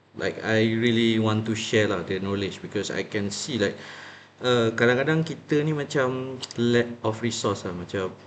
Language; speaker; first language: English; non-native, local second language; Malay